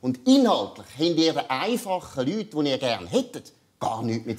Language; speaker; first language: German; native; German